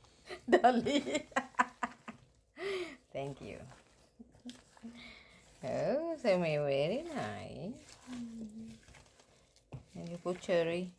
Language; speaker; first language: English; non-native, learner; Thai